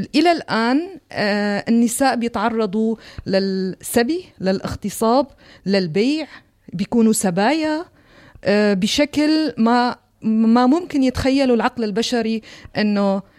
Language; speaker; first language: Arabic; non-native, local second language; Kurdish